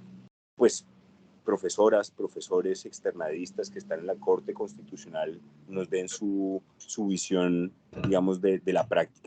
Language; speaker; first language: Spanish; native; Spanish